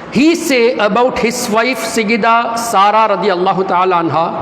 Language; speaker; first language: English; non-native, local second language; Tamil